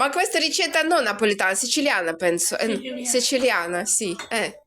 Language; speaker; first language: Italian; non-native, learner; Ukrainian